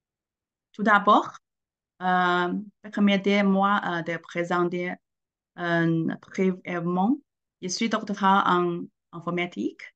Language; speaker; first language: French; non-native, learner; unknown